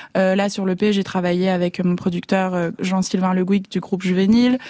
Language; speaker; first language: French; native; French